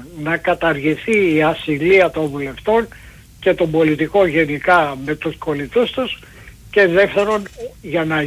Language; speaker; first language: Greek; native; Greek